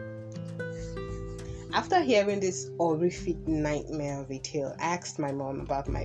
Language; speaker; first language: English; non-native, local second language; Yoruba